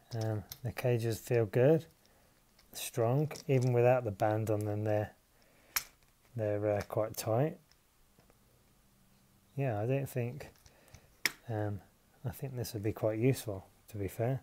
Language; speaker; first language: English; native; English